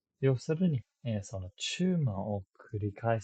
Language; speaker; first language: Japanese; non-native, fluent; English